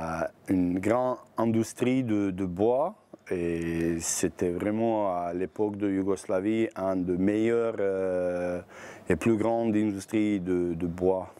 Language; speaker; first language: French; non-native, learner; Bosnian